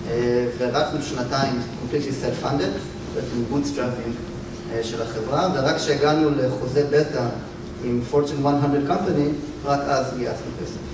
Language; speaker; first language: Hebrew; native; Hebrew